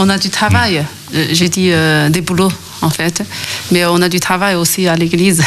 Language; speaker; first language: French; non-native, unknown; Chinese